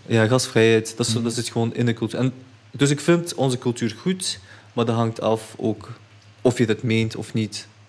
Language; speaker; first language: Dutch; early bilingual, other home language; Chechen